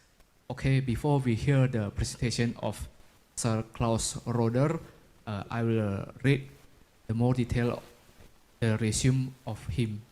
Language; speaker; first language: English; non-native, fluent; Indonesian